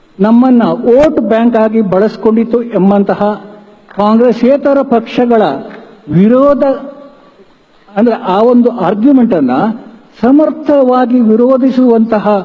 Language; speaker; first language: Kannada; non-native, local second language; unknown